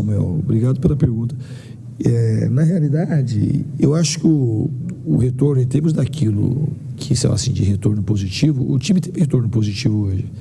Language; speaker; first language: Portuguese; native; Portuguese